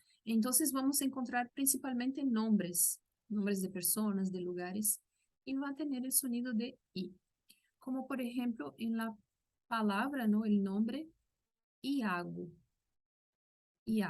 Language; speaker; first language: Spanish; non-native, local second language; Portuguese